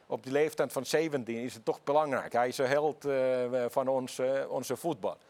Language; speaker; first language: Dutch; non-native, fluent; Finnish